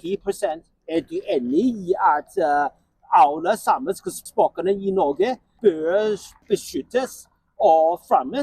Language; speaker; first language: Norwegian; non-native, learner; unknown